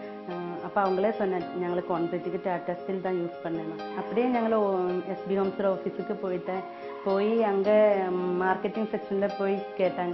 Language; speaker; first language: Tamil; non-native, learner; Malayalam